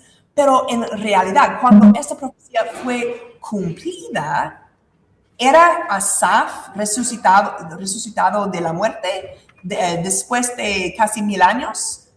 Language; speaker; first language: Spanish; non-native, fluent; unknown